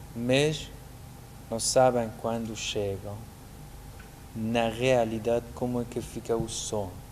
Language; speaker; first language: Portuguese; non-native, fluent; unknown